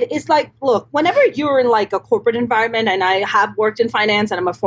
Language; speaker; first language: English; non-native, local second language; Urdu